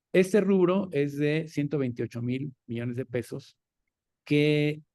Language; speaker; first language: Spanish; native; Spanish